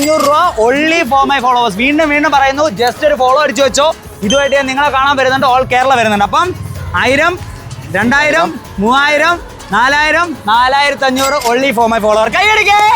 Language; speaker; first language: Malayalam; native; Malayalam